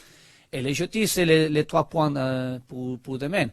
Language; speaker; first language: French; non-native, learner; Spanish